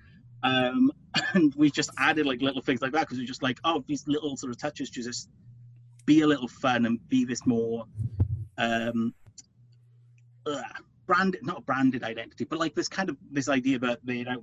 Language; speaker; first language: English; native; English